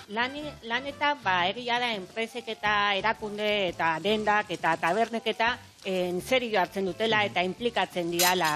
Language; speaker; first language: Basque; native; Basque